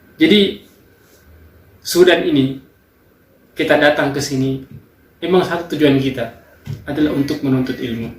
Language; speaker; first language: Indonesian; native; Indonesian